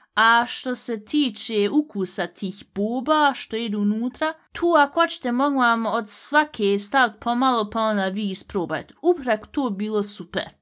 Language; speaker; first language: Bosnian; native; Bosnian